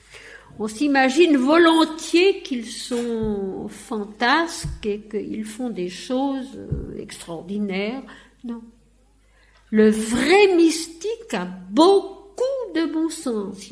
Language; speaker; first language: French; native; French